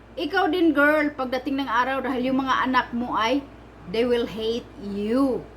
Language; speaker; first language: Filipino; non-native, local second language; Cebuano